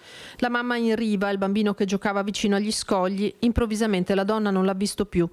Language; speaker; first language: Italian; native; Italian